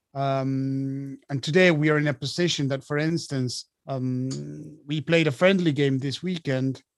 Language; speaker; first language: English; non-native, fluent; Spanish